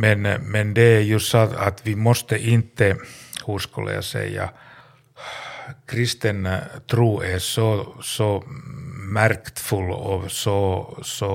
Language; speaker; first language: Swedish; non-native, learner; Finnish